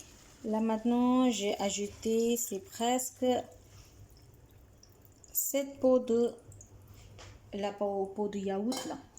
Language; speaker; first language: French; non-native, fluent; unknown